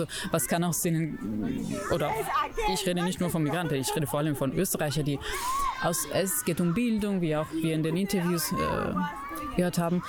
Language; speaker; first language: German; non-native, fluent; Italian